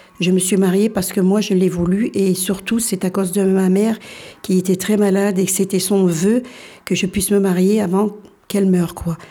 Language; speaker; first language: French; early bilingual, other home language; Arabic